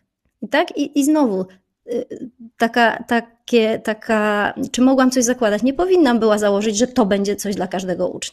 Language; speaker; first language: Polish; native; Polish